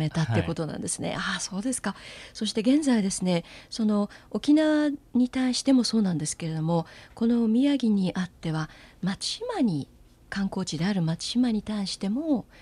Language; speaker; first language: Japanese; native; Japanese